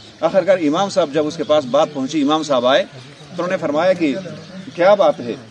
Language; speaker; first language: Urdu; non-native, local second language; Pashto